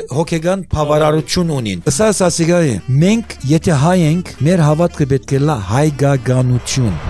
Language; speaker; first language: Armenian; early bilingual, heritage; Armenian